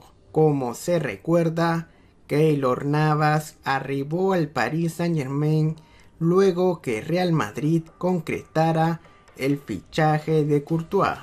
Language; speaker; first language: Spanish; native; Spanish